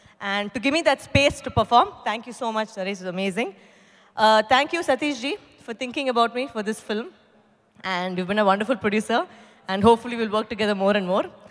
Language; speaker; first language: English; non-native, local second language; Tamil